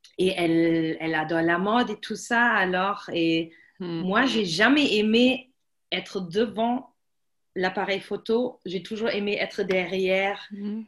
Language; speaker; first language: French; non-native, fluent; German